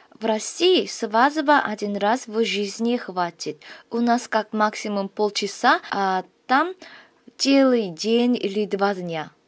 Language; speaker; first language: Russian; non-native, fluent; Korean